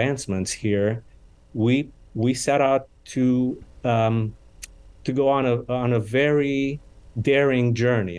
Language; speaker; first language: English; non-native, fluent; Romanian